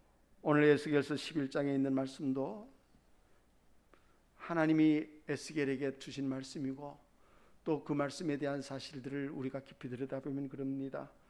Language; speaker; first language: Korean; native; Korean